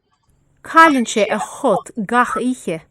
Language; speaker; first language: Irish; non-native, learner; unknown